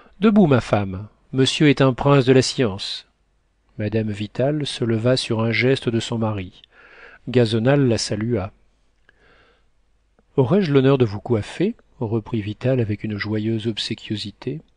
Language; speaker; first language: French; native; French